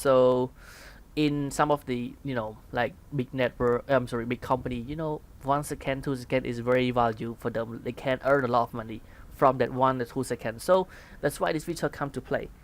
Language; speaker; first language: English; non-native, fluent; Khmer